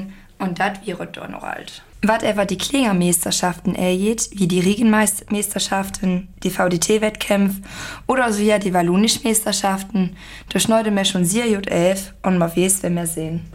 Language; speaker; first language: German; native; German